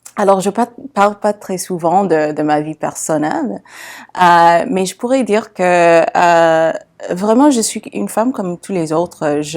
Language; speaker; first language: French; non-native, local second language; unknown